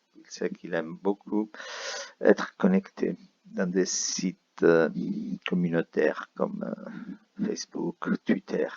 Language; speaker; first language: French; non-native, fluent; Spanish